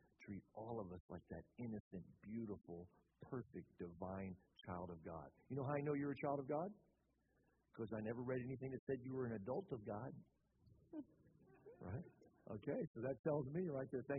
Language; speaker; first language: English; native; English